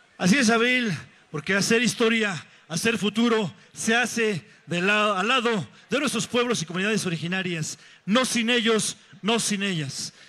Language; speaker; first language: Spanish; native; Spanish